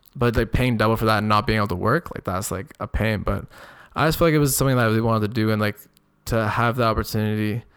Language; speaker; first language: English; native; English